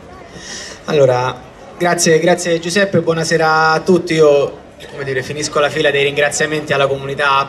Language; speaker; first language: Italian; native; Italian